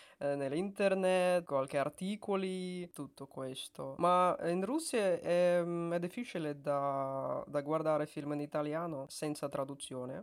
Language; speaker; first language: Italian; non-native, learner; Russian